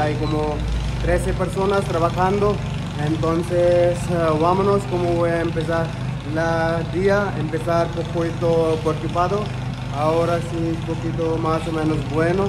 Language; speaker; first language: Spanish; non-native, learner; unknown